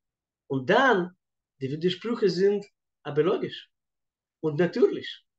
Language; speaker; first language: German; non-native, fluent; Russian